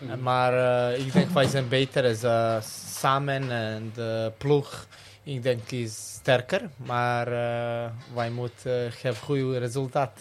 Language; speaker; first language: Dutch; non-native, learner; Serbian